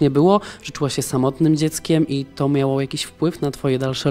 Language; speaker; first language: Polish; native; Polish